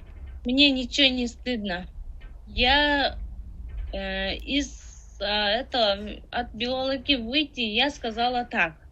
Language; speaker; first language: Russian; non-native, learner; Tajik